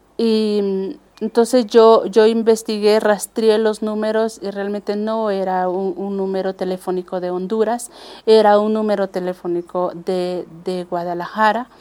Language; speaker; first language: Spanish; native; Spanish